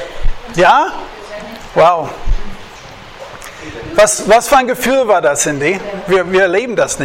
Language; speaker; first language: German; non-native, fluent; English